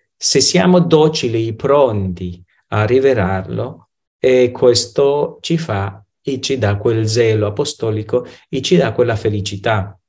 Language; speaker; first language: Italian; non-native, fluent; Romanian